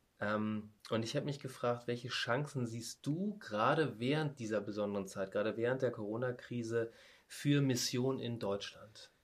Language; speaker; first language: German; native; German